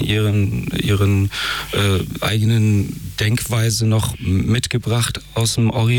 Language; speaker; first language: German; early bilingual, other home language; Persian